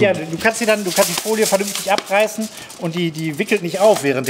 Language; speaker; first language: German; native; German